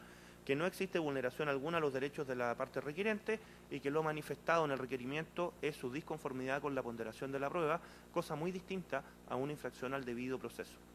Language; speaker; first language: Spanish; native; Spanish